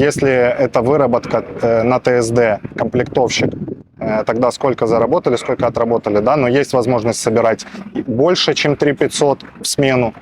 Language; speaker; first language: Russian; native; Russian